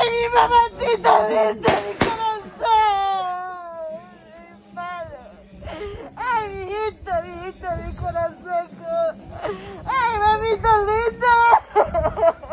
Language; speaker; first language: Spanish; native; Spanish